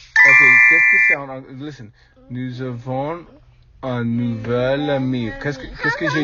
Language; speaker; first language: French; non-native, fluent; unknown